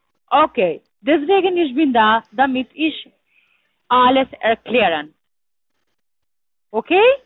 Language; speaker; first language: German; non-native, learner; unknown